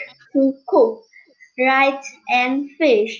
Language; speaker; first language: English; non-native, learner; Vietnamese